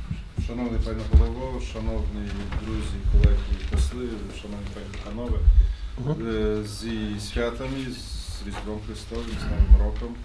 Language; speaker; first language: Ukrainian; non-native, fluent; Polish